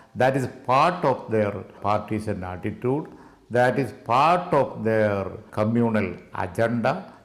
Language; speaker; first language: English; non-native, local second language; Malayalam